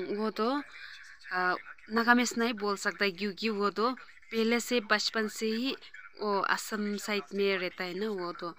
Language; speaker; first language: Hindi; non-native, local second language; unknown